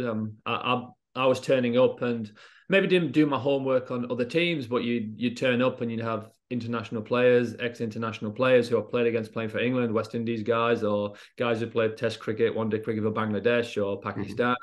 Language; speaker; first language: English; native; English